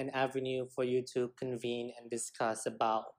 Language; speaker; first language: English; non-native, local second language; Malay